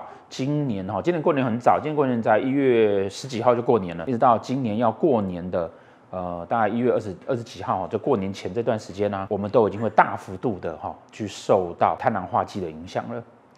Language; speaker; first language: Chinese; native; Chinese